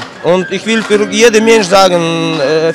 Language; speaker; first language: German; non-native, learner; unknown